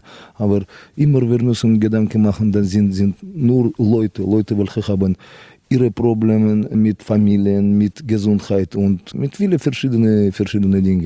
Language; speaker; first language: German; non-native, fluent; Russian